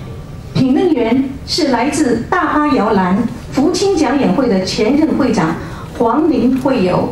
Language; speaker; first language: Chinese; native; Chinese